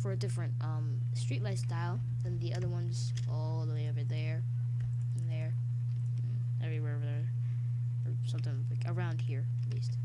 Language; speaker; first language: English; native; English